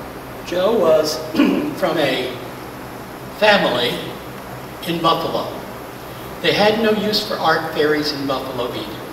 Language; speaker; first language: English; native; English